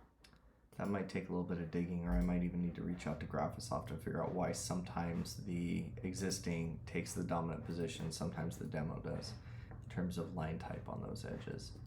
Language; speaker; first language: English; native; English